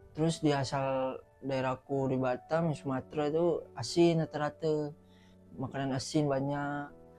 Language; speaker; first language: Indonesian; native; Indonesian